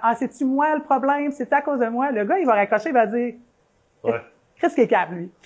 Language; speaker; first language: French; native; French